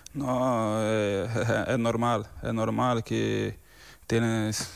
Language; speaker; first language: Spanish; non-native, learner; Portuguese